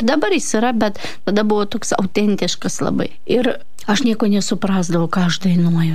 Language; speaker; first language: Lithuanian; non-native, fluent; Russian